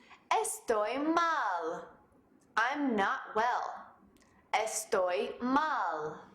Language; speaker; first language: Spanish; non-native, fluent; English